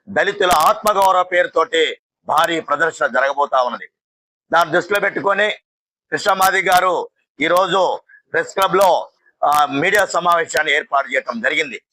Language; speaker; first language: Telugu; native; Telugu